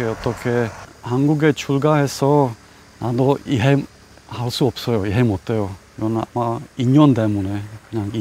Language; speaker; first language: Korean; non-native, learner; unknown